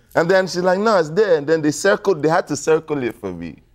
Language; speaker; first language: English; non-native, local second language; Yoruba